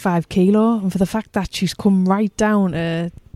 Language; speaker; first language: English; native; English